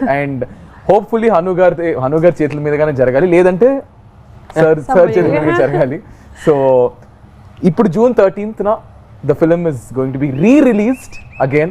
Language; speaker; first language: Telugu; native; Telugu